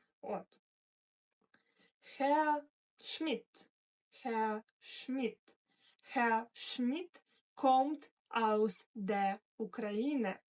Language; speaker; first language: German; non-native, fluent; Ukrainian